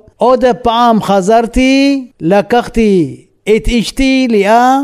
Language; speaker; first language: Hebrew; non-native, fluent; Tigrinya